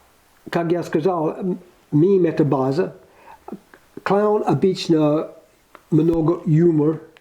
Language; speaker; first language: Russian; non-native, learner; English